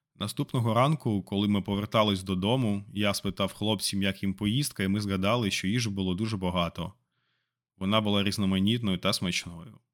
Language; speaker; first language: Ukrainian; non-native, local second language; Russian